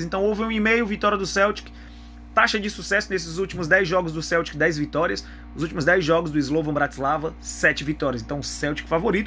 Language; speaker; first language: Portuguese; native; Portuguese